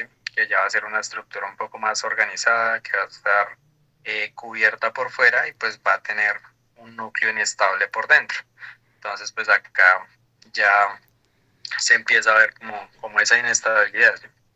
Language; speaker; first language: Spanish; native; Spanish